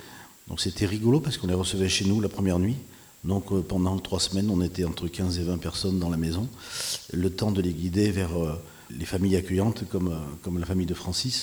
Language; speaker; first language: French; native; French